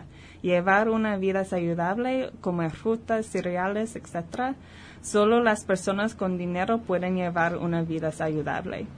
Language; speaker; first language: Spanish; early bilingual, heritage; Spanish